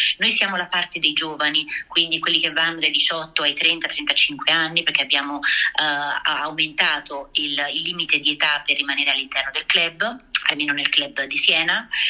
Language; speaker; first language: Italian; early bilingual, other home language; Albanian